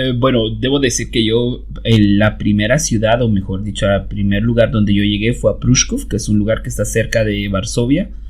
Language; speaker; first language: Spanish; native; Spanish